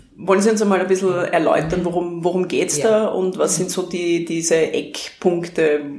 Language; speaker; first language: German; native; German